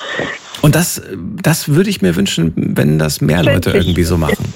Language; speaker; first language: German; native; German